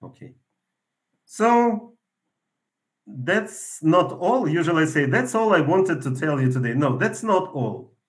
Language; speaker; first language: English; non-native, fluent; Ukrainian